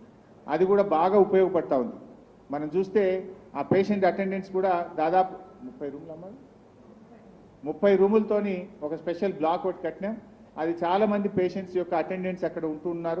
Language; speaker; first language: Telugu; native; Telugu